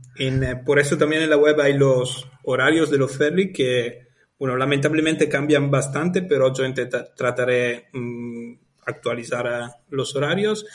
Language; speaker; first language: Spanish; non-native, fluent; Italian